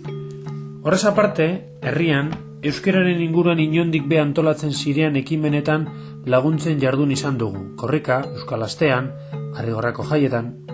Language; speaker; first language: Basque; native; Basque